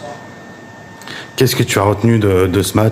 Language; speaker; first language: French; native; French